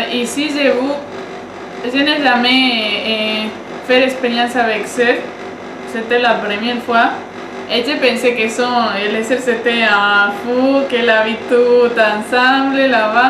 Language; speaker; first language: French; non-native, learner; Spanish